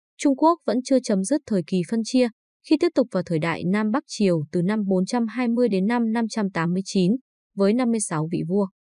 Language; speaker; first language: Vietnamese; native; Vietnamese